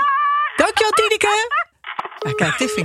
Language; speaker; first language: Dutch; native; Dutch